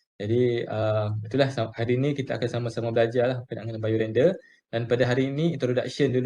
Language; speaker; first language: Malay; native; Malay